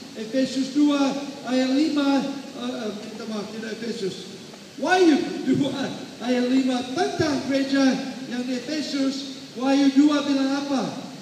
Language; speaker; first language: Indonesian; non-native, learner; English